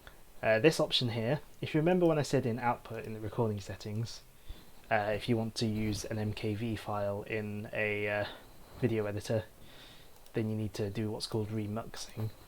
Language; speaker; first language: English; native; English